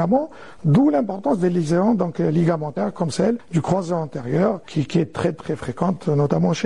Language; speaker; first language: French; non-native, local second language; Arabic